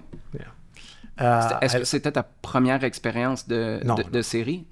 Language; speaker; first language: French; native; French